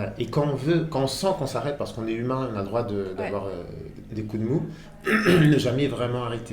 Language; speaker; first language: French; native; French